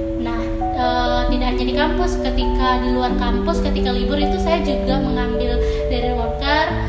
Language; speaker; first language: Indonesian; early bilingual, heritage; Indonesian